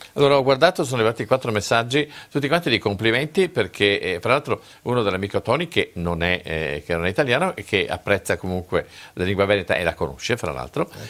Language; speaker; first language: Italian; native; Italian